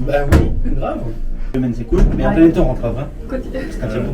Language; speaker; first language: French; native; French